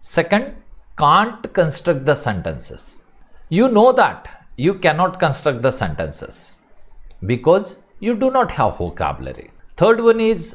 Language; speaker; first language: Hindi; non-native, local second language; Marathi